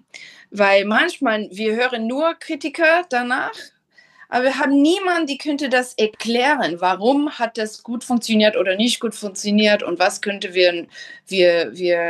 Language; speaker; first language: German; non-native, fluent; English